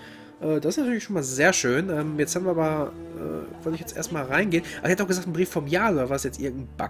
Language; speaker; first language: German; native; German